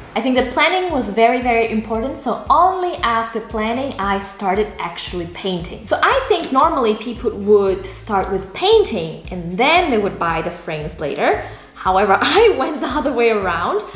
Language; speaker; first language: English; non-native, fluent; Russian